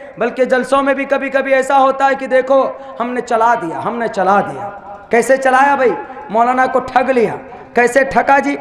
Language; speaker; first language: Urdu; native; Urdu